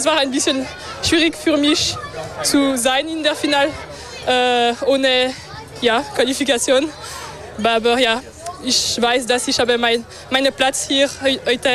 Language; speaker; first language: German; non-native, local second language; French